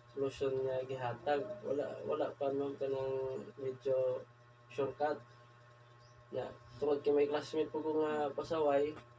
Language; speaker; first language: Cebuano; non-native, local second language; Waray